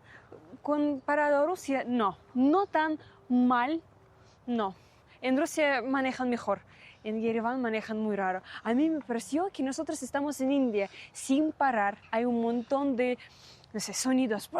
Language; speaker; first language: Spanish; non-native, fluent; Russian